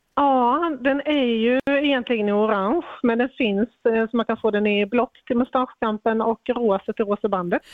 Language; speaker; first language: Swedish; native; Swedish